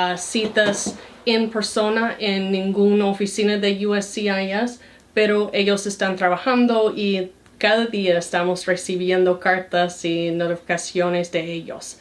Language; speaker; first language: Spanish; non-native, fluent; English